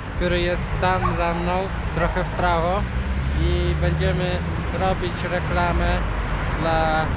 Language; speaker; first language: Polish; native; Polish